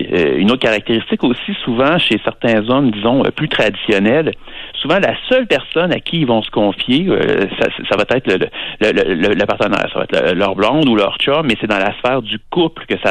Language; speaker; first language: French; native; French